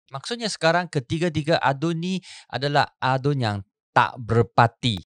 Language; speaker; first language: Malay; non-native, local second language; Chinese